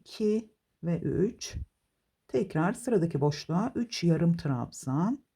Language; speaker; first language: Turkish; native; Turkish